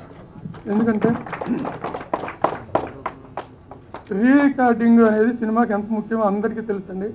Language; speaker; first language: Telugu; native; Telugu